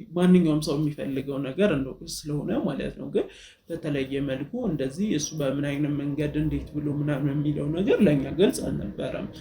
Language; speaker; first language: Amharic; native; Amharic